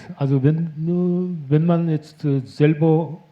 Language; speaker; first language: German; non-native, fluent; Korean